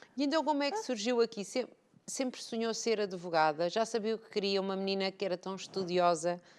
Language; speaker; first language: Portuguese; native; Portuguese